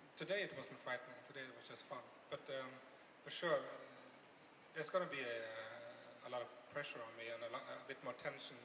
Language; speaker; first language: English; non-native, fluent; Norwegian